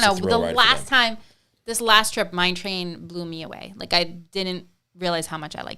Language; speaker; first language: English; native; English